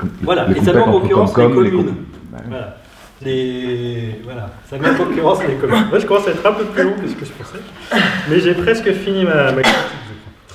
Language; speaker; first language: French; native; French